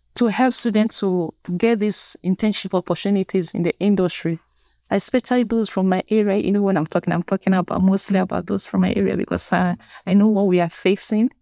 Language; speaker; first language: English; non-native, local second language; Igbo